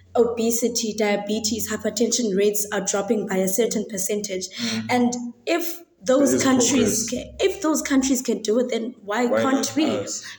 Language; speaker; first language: English; non-native, local second language; Xhosa